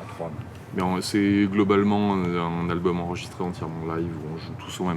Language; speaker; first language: French; native; French